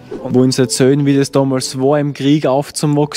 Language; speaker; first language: German; native; German